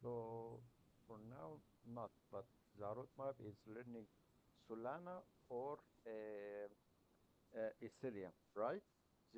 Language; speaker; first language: English; non-native, learner; Arabic